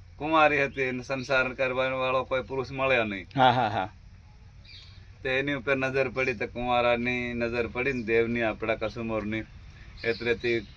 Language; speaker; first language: Gujarati; non-native, local second language; Bhili